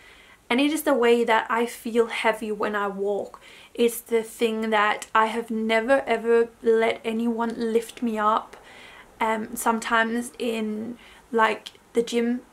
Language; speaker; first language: English; non-native, fluent; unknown